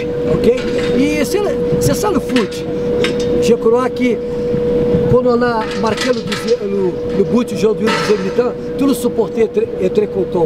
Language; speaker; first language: French; non-native, learner; Portuguese